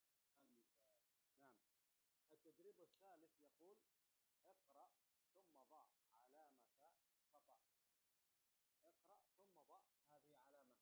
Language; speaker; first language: Arabic; non-native, fluent; Khmer